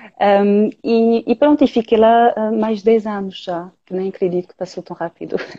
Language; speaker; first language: Portuguese; non-native, fluent; French